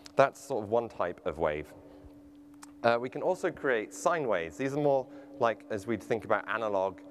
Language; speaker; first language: English; native; English